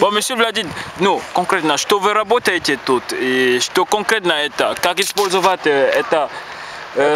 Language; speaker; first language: Russian; non-native, learner; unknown